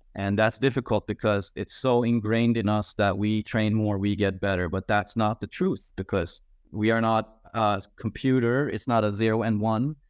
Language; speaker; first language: English; non-native, fluent; Swedish